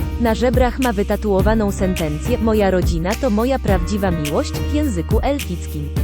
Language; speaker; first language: Polish; native; Polish